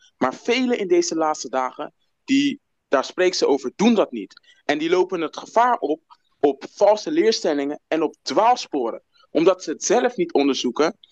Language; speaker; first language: Dutch; non-native, local second language; Papiamento